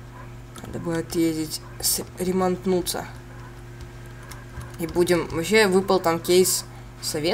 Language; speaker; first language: Russian; native; Russian